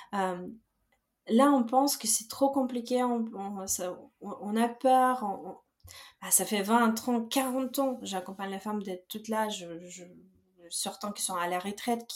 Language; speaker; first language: French; non-native, fluent; Russian